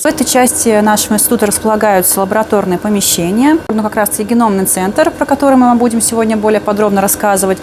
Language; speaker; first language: Russian; native; Russian